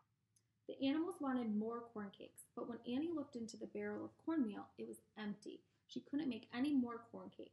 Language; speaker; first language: English; native; English